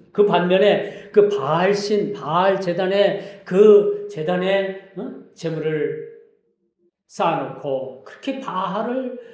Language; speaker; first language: Korean; native; Korean